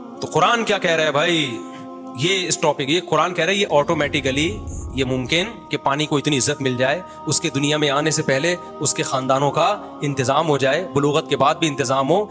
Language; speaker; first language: Urdu; native; Urdu